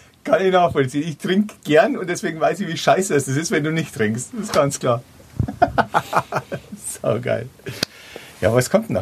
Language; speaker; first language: German; native; German